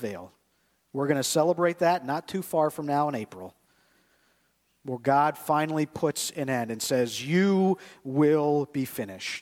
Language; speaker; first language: English; native; English